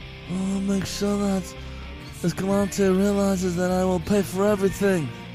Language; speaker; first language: English; native; English